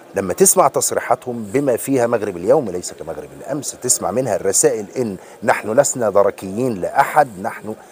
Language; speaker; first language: Arabic; native; Arabic